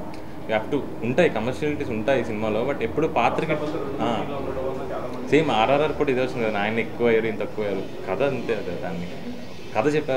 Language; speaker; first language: Telugu; native; Telugu